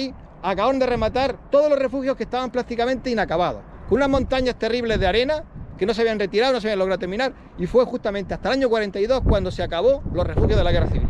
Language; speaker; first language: Spanish; native; Spanish